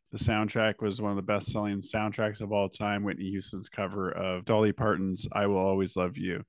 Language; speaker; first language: English; native; English